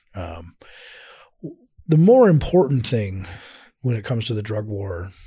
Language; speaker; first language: English; native; English